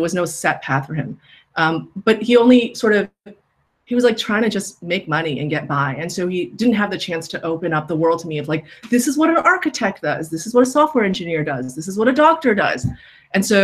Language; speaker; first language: English; native; English